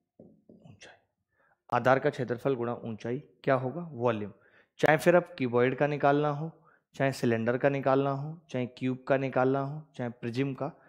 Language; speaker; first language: Hindi; native; Hindi